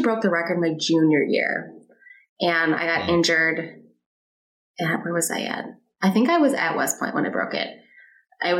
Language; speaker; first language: English; native; English